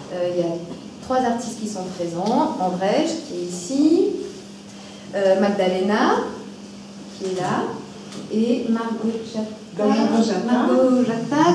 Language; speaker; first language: French; native; French